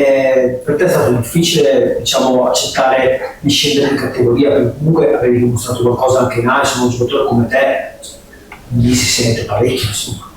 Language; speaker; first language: Italian; native; Italian